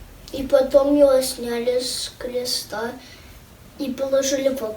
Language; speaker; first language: Russian; early bilingual, heritage; Russian